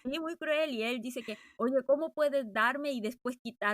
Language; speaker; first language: Spanish; non-native, fluent; Korean